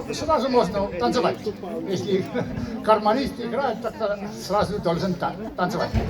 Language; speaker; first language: Russian; non-native, learner; Estonian